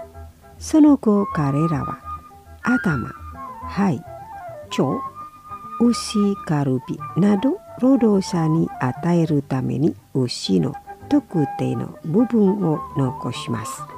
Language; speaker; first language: Japanese; non-native, fluent; Indonesian